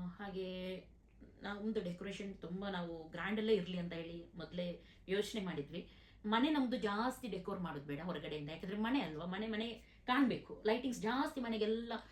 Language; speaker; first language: Kannada; non-native, local second language; Konkani